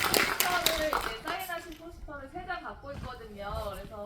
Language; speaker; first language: Korean; native; Korean